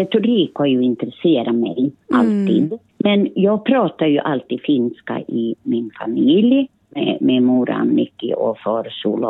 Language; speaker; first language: Swedish; early bilingual, other home language; Finnish